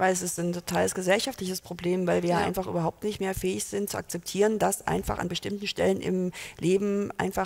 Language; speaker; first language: German; native; German